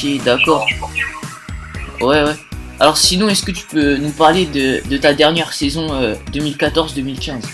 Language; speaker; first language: French; native; French